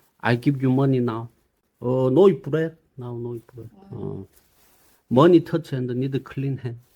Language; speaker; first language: English; non-native, learner; Korean